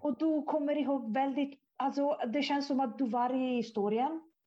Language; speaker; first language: Swedish; non-native, fluent; Italian